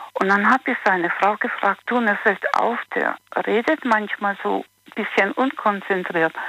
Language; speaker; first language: German; native; German